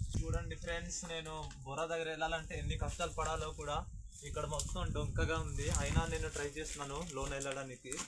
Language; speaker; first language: Telugu; non-native, local second language; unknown